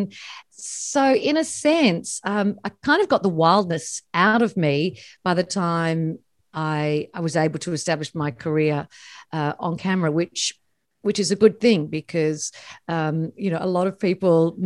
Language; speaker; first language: English; native; English